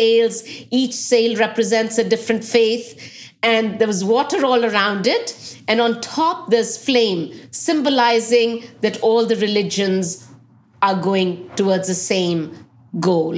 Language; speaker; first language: English; non-native, local second language; Punjabi